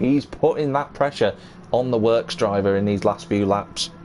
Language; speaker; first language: English; native; English